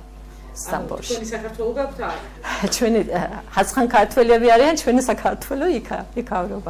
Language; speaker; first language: Georgian; early bilingual, heritage; Georgian